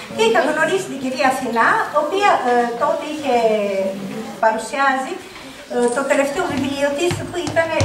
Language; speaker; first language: Greek; non-native, fluent; Italian